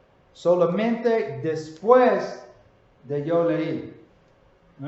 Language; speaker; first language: Spanish; non-native, learner; English